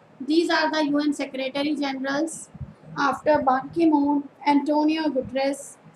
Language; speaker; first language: Hindi; non-native, local second language; Punjabi